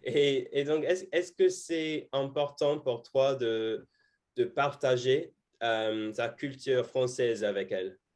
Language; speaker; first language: French; non-native, fluent; English